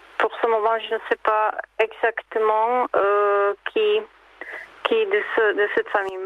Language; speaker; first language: French; non-native, fluent; Czech